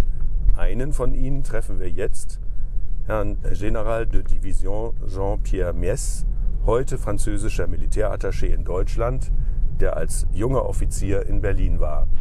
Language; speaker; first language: German; native; German